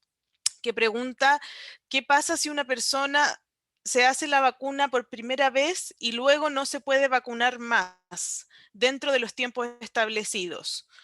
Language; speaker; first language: Spanish; native; Spanish